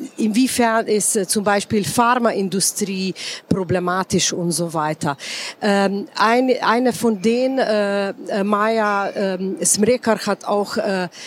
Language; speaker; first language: German; non-native, fluent; Slovenian